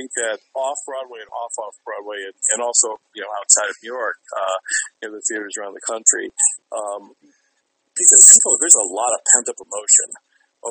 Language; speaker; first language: English; native; English